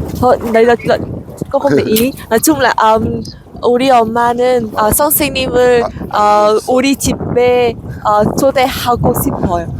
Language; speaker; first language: Korean; non-native, learner; Vietnamese